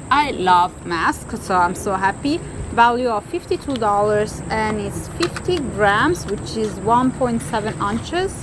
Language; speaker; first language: English; non-native, fluent; Italian